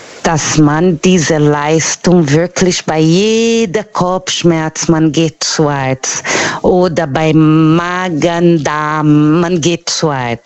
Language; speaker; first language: German; non-native, fluent; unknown